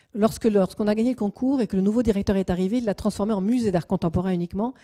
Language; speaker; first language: French; native; French